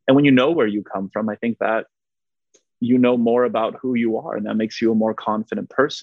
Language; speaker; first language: English; non-native, fluent; Polish